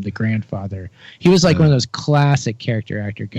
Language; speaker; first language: English; native; English